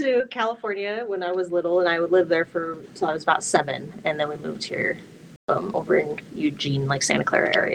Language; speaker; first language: English; native; English